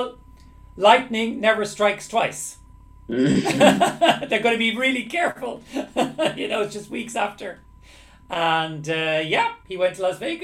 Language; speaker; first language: English; native; English